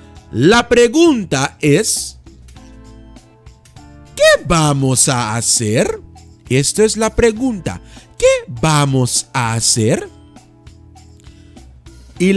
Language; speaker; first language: Spanish; non-native, fluent; Dutch